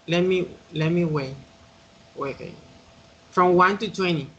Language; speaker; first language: English; non-native, fluent; Spanish